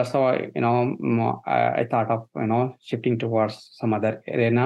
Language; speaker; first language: English; non-native, local second language; Telugu